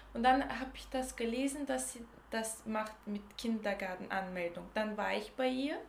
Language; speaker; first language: German; early bilingual, other home language; Turkish